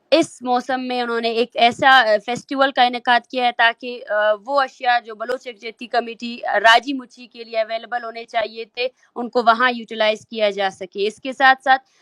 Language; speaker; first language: Urdu; non-native, local second language; Baluchi